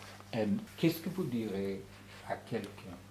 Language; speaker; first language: French; non-native, fluent; English